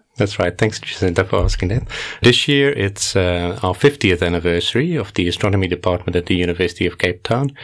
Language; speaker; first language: English; non-native, fluent; Dutch